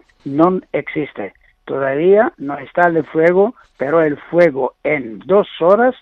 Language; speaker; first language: Spanish; non-native, learner; Greek